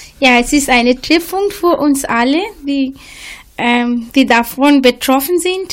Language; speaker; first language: German; non-native, fluent; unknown